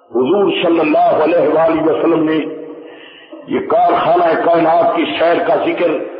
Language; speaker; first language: Urdu; native; Urdu